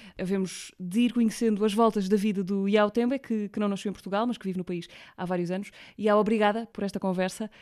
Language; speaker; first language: Portuguese; native; Portuguese